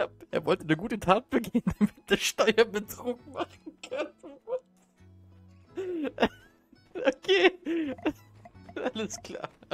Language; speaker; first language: German; native; German